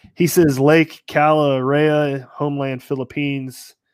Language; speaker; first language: English; native; English